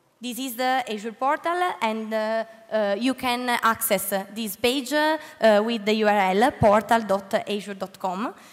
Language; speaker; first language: English; non-native, learner; Italian